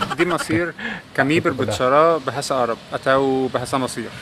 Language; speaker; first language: Indonesian; non-native, fluent; Arabic